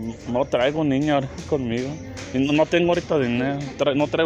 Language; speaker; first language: Spanish; early bilingual, heritage; Spanish